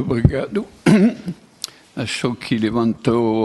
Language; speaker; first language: Portuguese; non-native, fluent; French